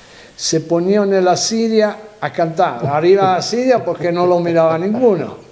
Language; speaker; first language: Spanish; non-native, learner; Italian